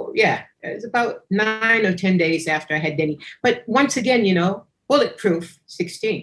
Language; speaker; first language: English; native; English